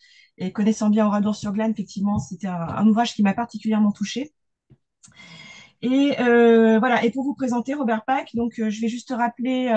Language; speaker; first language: French; native; French